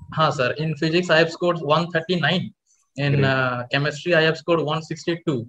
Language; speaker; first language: Hindi; non-native, local second language; Odia